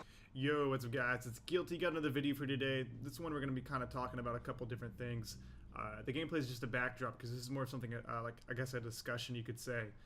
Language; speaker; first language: English; native; English